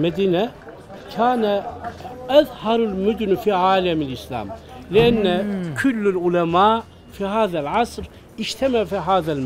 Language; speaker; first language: Arabic; non-native, fluent; Turkish